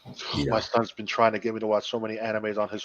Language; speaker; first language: English; native; English